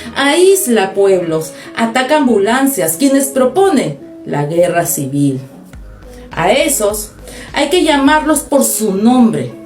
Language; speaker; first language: Spanish; native; Spanish